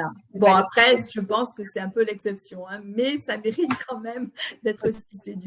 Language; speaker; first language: French; native; French